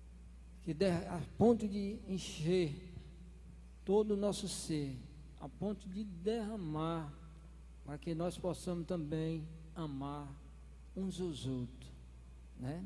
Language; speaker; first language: Portuguese; native; Portuguese